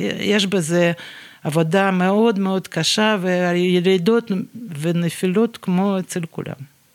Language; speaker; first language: Hebrew; non-native, fluent; Russian